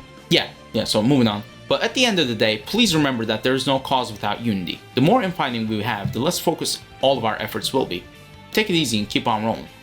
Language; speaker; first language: English; native; English